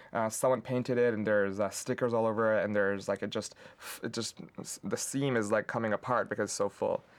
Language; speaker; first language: English; non-native, local second language; Urdu